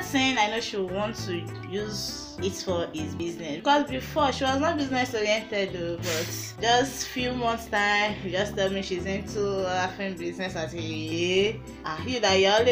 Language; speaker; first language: English; non-native, local second language; Yoruba